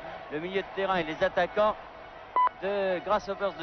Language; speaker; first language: French; native; French